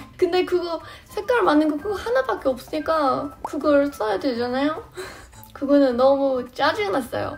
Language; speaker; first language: Korean; non-native, fluent; English